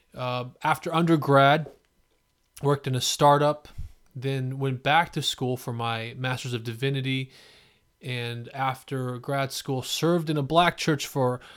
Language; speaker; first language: English; native; English